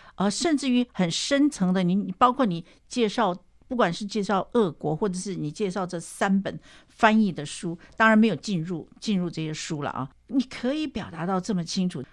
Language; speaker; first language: Chinese; native; Chinese